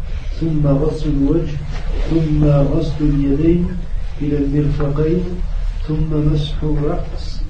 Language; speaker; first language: Arabic; non-native, learner; French